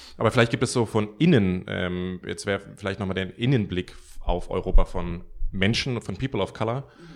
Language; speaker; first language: German; native; German